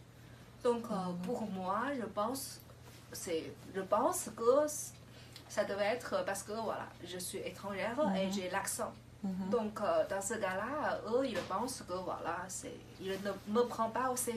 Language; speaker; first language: French; non-native, fluent; Chinese